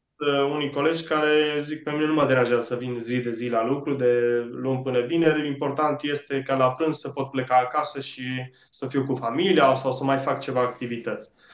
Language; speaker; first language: Romanian; early bilingual, heritage; Romanian